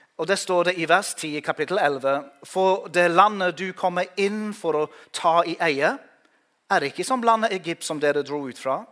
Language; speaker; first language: Norwegian; non-native, fluent; English